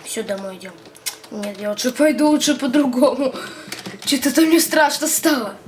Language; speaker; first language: Russian; native; Russian